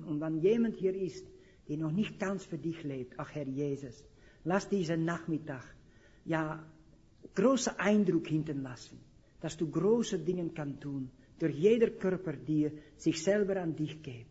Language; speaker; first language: German; non-native, fluent; Dutch